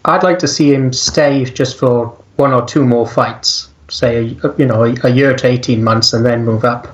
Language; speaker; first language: English; native; English